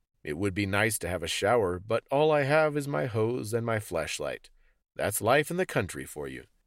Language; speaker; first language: English; native; English